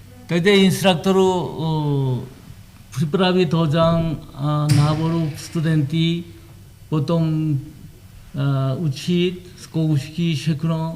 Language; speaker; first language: Czech; non-native, learner; Korean